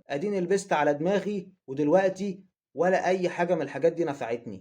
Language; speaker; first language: Arabic; native; Arabic